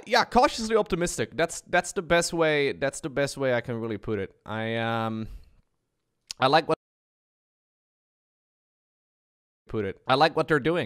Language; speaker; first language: English; native; English